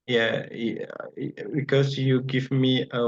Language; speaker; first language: English; non-native, fluent; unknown